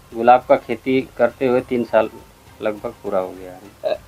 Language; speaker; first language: Hindi; native; Hindi